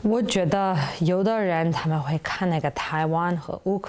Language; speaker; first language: Chinese; non-native, fluent; English